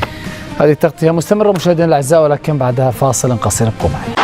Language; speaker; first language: Arabic; native; Arabic